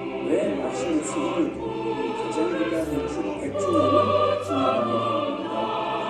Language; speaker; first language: Korean; native; Korean